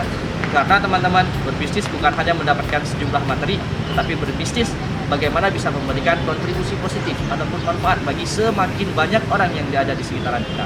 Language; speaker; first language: Indonesian; native; Indonesian